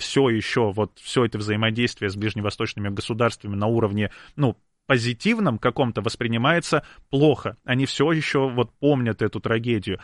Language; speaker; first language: Russian; native; Russian